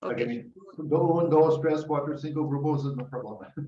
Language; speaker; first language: Spanish; non-native, learner; English